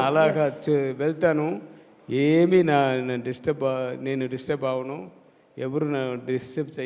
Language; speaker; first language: Telugu; non-native, learner; Tamil